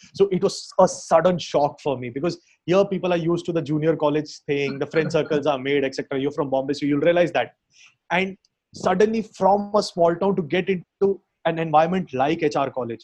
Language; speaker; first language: English; non-native, local second language; Hindi